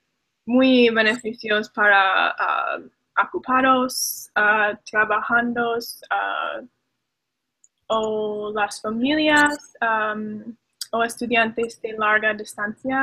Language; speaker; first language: Spanish; non-native, learner; English